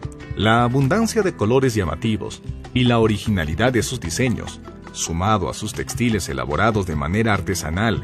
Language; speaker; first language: Spanish; native; Spanish